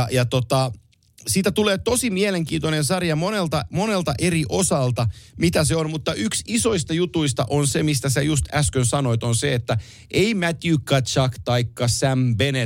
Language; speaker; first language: Finnish; native; Finnish